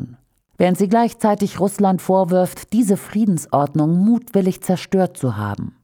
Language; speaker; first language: German; native; German